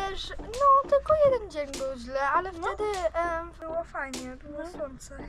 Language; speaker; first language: Polish; early bilingual, heritage; Polish